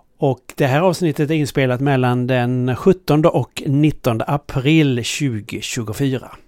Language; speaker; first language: Swedish; native; Swedish